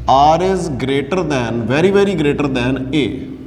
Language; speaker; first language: English; non-native, local second language; Punjabi